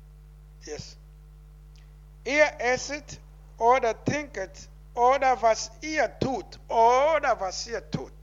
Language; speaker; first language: German; non-native, learner; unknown